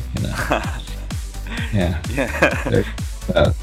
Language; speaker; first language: English; non-native, fluent; Croatian